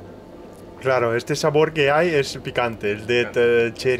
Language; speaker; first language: Spanish; native; Spanish